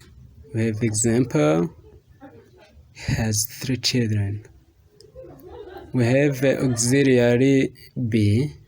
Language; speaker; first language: English; non-native, fluent; Rundi